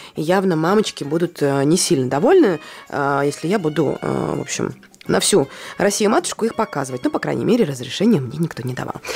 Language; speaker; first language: Russian; non-native, local second language; Latvian